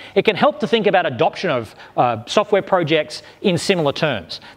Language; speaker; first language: English; native; English